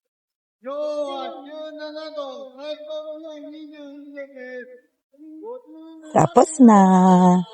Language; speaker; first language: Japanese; non-native, learner; Filipino